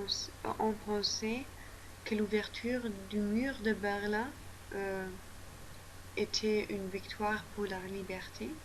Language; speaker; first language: French; non-native, learner; German